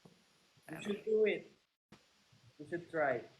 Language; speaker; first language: English; non-native, local second language; Filipino